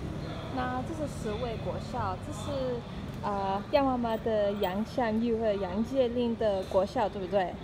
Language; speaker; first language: Chinese; non-native, learner; English